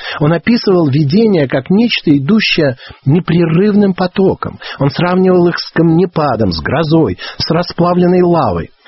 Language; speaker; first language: Russian; native; Russian